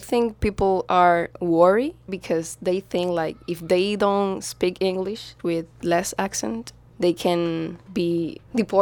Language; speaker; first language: English; non-native, fluent; Spanish